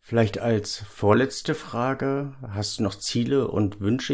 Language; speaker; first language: German; native; German